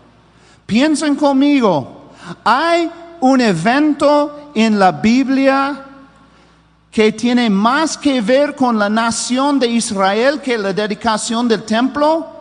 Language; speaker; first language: Spanish; non-native, fluent; English